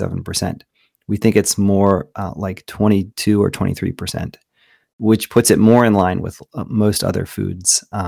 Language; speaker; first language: English; native; English